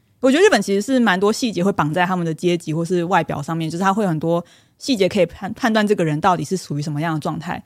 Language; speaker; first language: Chinese; native; Chinese